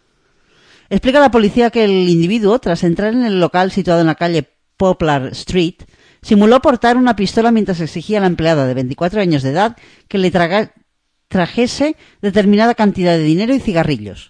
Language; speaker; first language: Spanish; native; Spanish